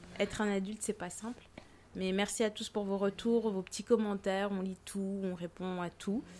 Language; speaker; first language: French; early bilingual, other home language; Lingala